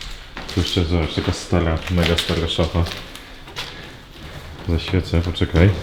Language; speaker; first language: Polish; native; Polish